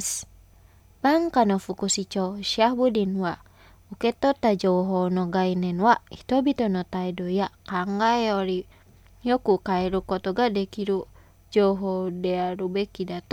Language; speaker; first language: Japanese; non-native, fluent; Indonesian